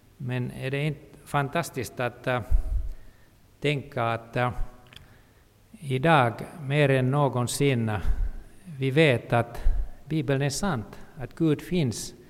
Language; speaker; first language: Swedish; non-native, local second language; Finnish